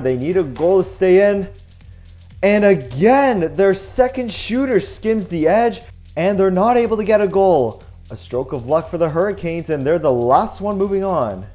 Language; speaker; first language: English; native; English